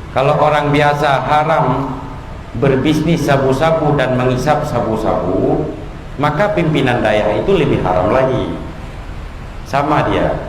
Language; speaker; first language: Malay; non-native, local second language; Achinese